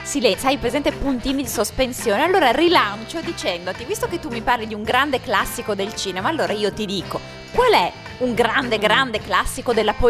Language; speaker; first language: Italian; native; Italian